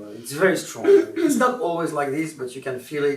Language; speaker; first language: English; non-native, fluent; French